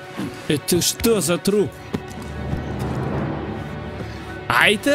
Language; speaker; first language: Russian; native; Russian